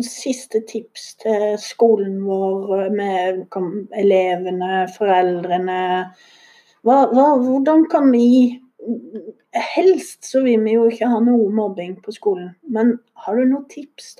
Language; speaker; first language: Norwegian; native; Norwegian